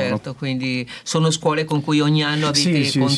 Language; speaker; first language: Italian; native; Italian